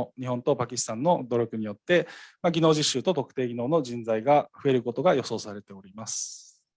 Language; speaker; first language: Japanese; native; Japanese